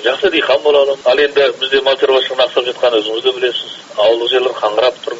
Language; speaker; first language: Kazakh; early bilingual, heritage; Kazakh